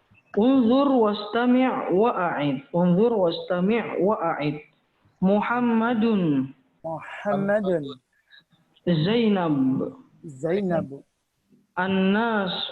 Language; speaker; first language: Arabic; non-native, fluent; Indonesian